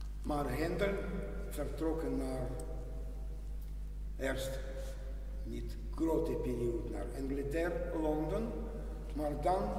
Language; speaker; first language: Dutch; non-native, learner; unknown